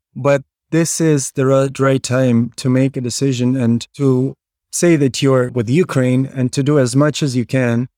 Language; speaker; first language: English; non-native, fluent; Ukrainian